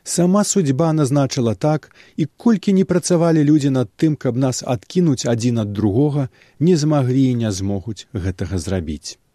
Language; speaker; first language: Belarusian; native; Belarusian